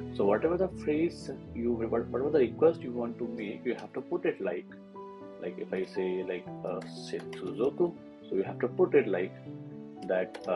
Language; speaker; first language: English; non-native, local second language; Hindi